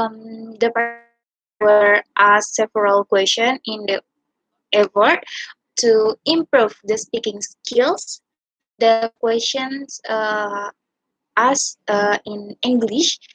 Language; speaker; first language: English; non-native, learner; Indonesian